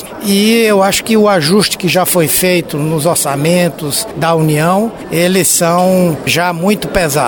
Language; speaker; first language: Portuguese; native; Portuguese